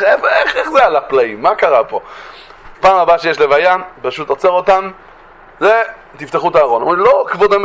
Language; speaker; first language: Hebrew; native; Hebrew